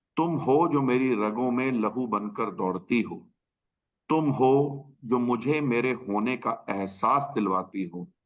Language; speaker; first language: Hindi; native; Hindi